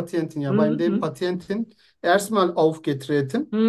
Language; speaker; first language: German; non-native, fluent; Turkish